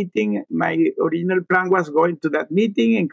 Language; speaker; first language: English; non-native, fluent; Spanish